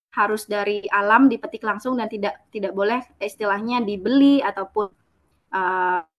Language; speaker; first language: Indonesian; native; Indonesian